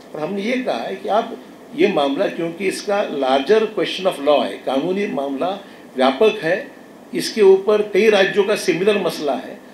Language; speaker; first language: Hindi; non-native, local second language; Marathi